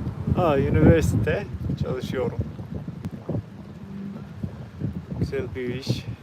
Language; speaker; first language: Turkish; non-native, learner; English